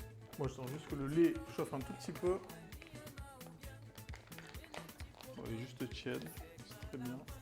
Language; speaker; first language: French; native; French